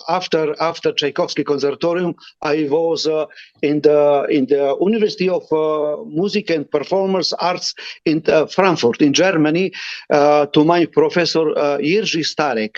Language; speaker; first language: English; non-native, learner; Romany